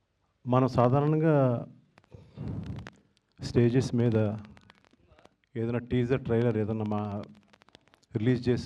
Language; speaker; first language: Telugu; native; Telugu